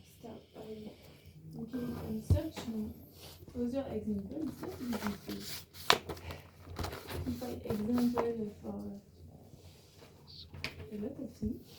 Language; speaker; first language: English; non-native, learner; French